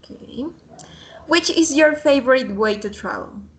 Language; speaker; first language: English; non-native, fluent; Spanish